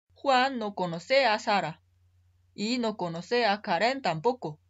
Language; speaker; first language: Spanish; non-native, fluent; Korean